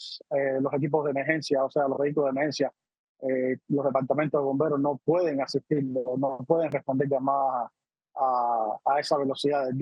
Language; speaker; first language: Spanish; native; Spanish